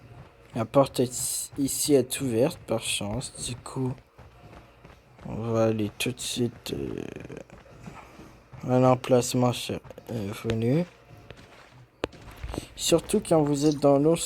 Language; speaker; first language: French; native; French